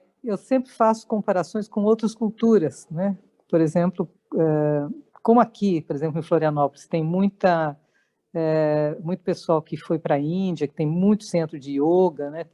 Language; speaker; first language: Portuguese; native; Portuguese